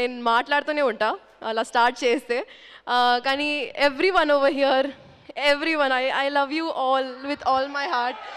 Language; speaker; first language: Telugu; non-native, fluent; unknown